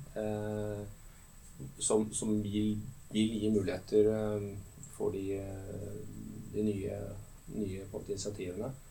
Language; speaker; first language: Norwegian; native; Norwegian